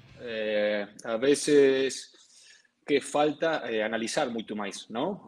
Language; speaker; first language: Portuguese; non-native, learner; Spanish